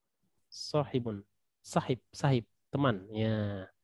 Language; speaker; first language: Indonesian; native; Indonesian